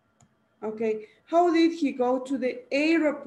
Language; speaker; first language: English; non-native, learner; Spanish